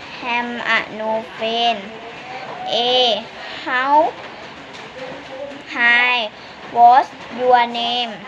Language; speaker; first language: English; non-native, learner; Thai